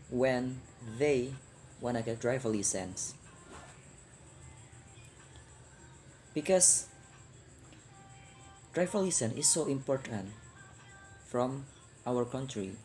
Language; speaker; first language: English; non-native, learner; Indonesian